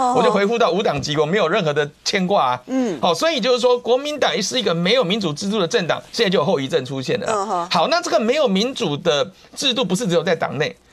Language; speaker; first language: Chinese; native; Chinese